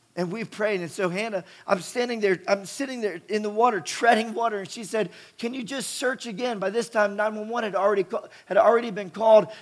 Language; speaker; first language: English; native; English